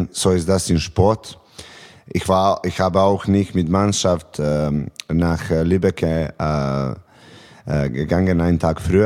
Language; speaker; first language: German; non-native, fluent; Serbian